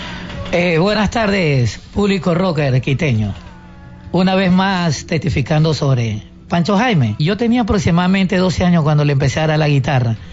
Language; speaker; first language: Spanish; native; Spanish